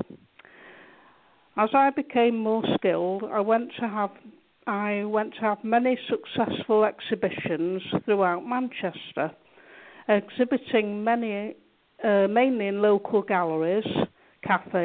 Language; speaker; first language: English; native; English